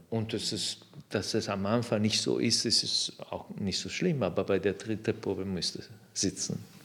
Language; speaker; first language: German; non-native, fluent; Italian